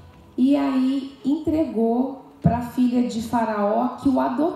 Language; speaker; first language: Portuguese; native; Portuguese